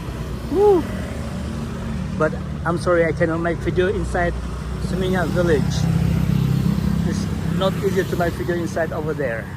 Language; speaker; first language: English; non-native, local second language; Indonesian